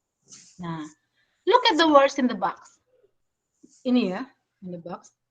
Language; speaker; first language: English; non-native, fluent; Indonesian